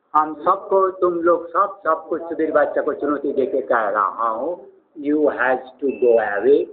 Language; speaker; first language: Hindi; native; Hindi